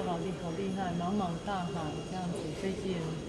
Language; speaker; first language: Chinese; native; Chinese